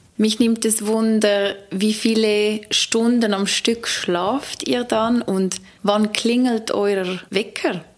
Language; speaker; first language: German; native; German